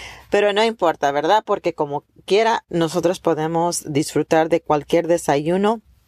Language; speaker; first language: Spanish; early bilingual, heritage; Spanish